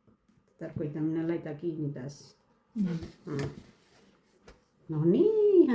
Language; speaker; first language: Finnish; non-native, learner; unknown